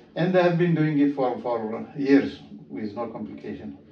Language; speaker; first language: English; non-native, fluent; Amharic